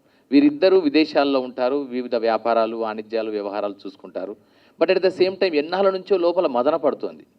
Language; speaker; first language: Telugu; native; Telugu